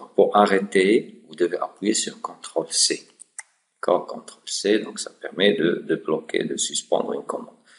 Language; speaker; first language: French; non-native, local second language; Arabic